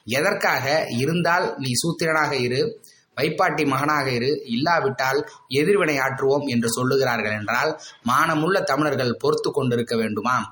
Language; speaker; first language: Tamil; native; Tamil